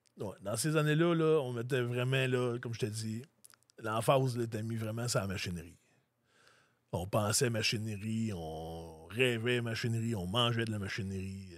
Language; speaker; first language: French; native; French